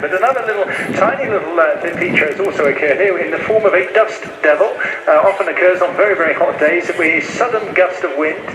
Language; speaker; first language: English; native; English